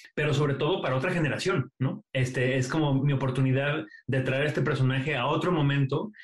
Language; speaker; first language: Spanish; native; Spanish